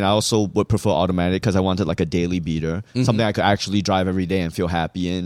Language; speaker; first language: English; native; English